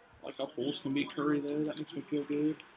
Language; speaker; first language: English; native; English